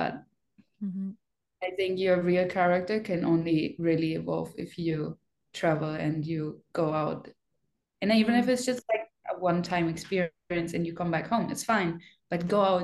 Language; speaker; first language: English; non-native, fluent; German